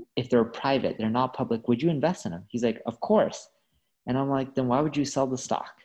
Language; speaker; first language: English; native; English